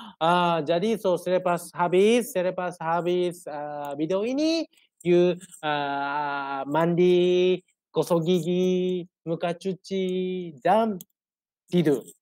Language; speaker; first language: Malay; non-native, learner; Japanese